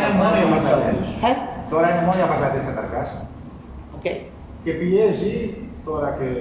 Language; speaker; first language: Greek; native; Greek